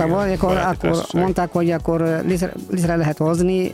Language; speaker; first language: Hungarian; non-native, fluent; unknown